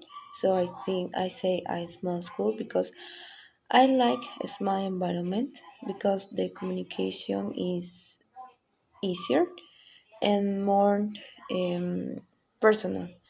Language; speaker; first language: English; non-native, learner; Spanish